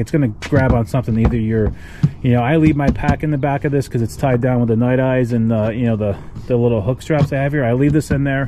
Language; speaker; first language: English; native; English